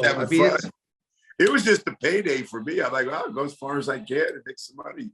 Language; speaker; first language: English; native; English